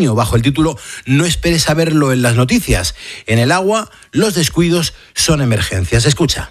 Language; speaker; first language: Spanish; native; Spanish